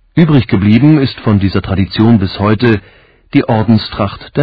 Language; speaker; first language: German; native; German